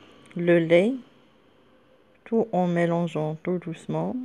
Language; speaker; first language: French; non-native, local second language; Arabic